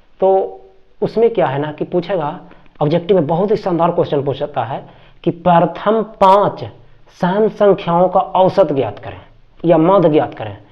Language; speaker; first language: Hindi; native; Hindi